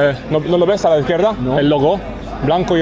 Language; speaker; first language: Spanish; non-native, learner; Polish